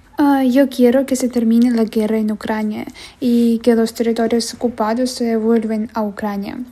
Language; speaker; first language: Spanish; non-native, fluent; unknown